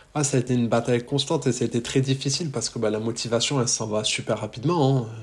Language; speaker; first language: French; native; French